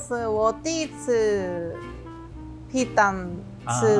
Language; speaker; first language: Chinese; non-native, learner; Korean